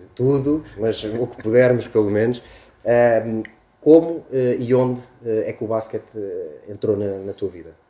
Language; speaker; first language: Portuguese; native; Portuguese